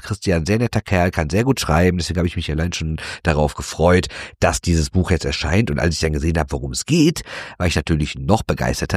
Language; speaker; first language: German; native; German